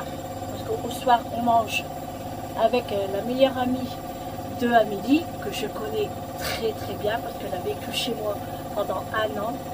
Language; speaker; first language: French; native; French